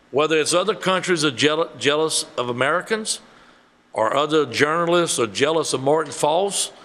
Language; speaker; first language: English; early bilingual, other home language; French